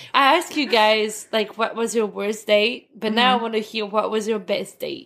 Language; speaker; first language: English; non-native, fluent; French